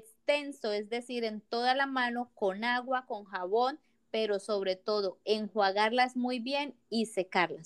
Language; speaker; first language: Spanish; native; Spanish